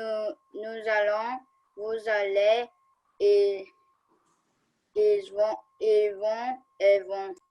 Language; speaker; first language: French; non-native, learner; Chinese